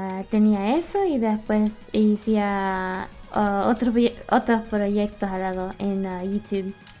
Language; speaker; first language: Spanish; early bilingual, other home language; English